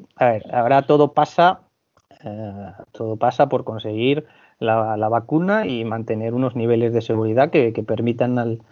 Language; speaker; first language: Spanish; native; Spanish